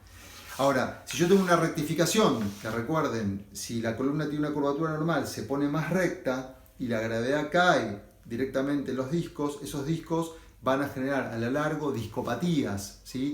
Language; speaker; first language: Spanish; native; Spanish